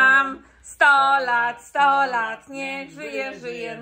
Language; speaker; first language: Polish; native; Polish